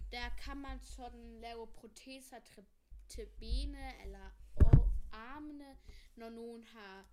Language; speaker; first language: Danish; non-native, learner; German